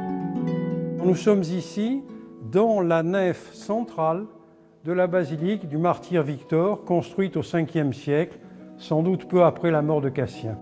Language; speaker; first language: French; native; French